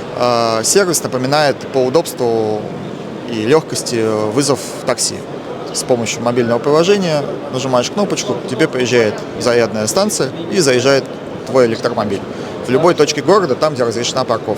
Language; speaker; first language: Russian; native; Russian